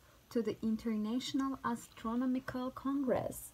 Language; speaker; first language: English; non-native, fluent; Turkish